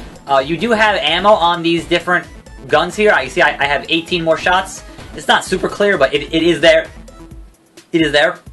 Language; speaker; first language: English; native; English